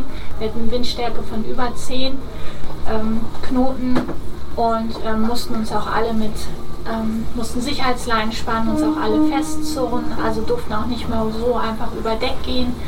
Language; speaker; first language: German; native; German